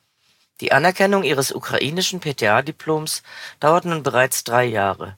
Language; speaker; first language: German; native; German